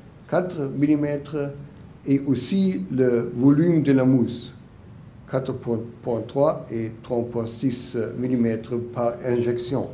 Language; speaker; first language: French; non-native, learner; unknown